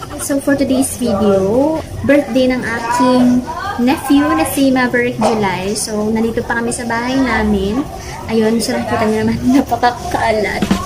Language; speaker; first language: Filipino; non-native, local second language; Cebuano